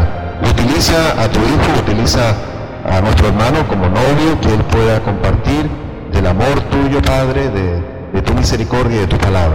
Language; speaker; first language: Spanish; native; Spanish